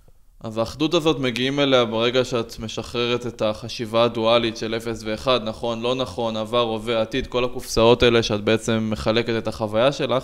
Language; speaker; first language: Hebrew; native; Hebrew